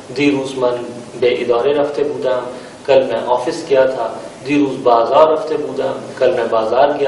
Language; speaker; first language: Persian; non-native, fluent; Urdu